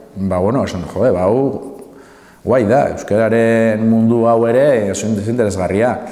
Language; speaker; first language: Basque; non-native, local second language; Spanish